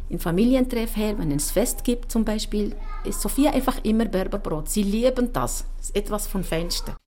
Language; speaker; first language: German; non-native, fluent; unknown